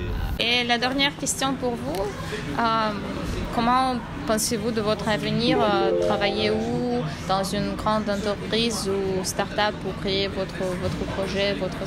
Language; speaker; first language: French; non-native, learner; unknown